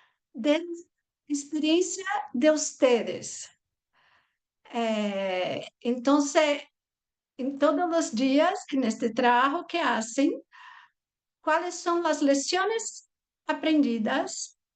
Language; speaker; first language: Spanish; non-native, fluent; Portuguese